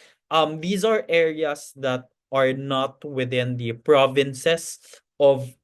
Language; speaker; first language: English; non-native, local second language; Cebuano